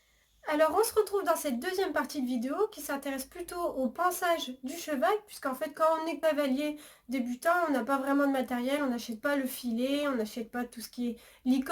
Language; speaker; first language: French; native; French